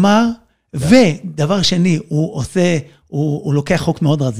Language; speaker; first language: Hebrew; native; Hebrew